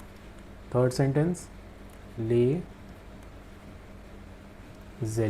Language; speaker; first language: French; non-native, fluent; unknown